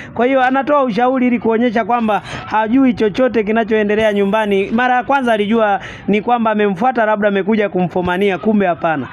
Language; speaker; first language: Swahili; native; Swahili